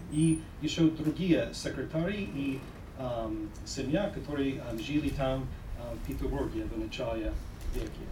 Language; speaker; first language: Russian; non-native, fluent; English